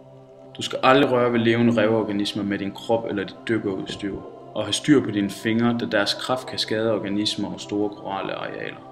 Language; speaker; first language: Danish; native; Danish